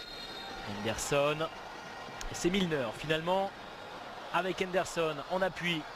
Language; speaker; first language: French; native; French